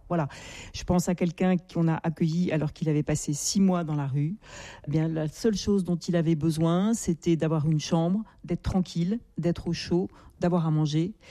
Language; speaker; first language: French; native; French